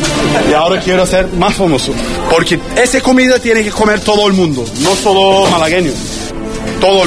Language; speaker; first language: Spanish; non-native, learner; Turkish